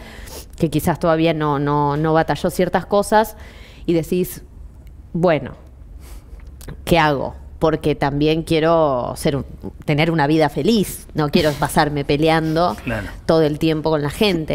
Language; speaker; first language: Spanish; native; Spanish